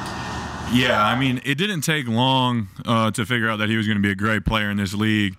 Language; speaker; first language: English; native; English